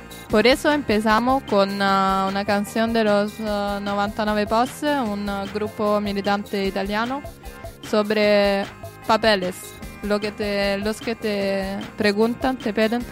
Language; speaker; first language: Spanish; non-native, learner; Italian